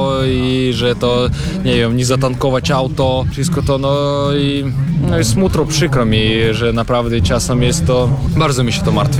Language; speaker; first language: Polish; non-native, fluent; Russian